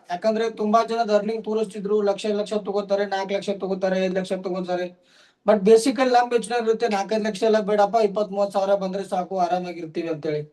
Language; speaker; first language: Kannada; native; Kannada